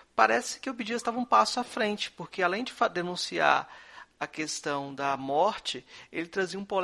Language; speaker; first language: Portuguese; native; Portuguese